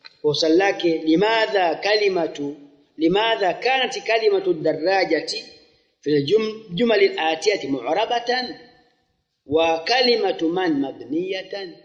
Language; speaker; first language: Arabic; non-native, fluent; Swahili